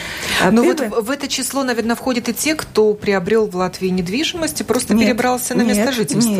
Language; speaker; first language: Russian; native; Russian